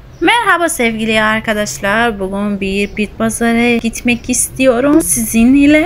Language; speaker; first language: Turkish; early bilingual, heritage; Turkish